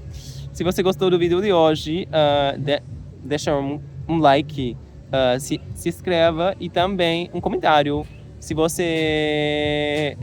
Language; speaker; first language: Portuguese; non-native, learner; English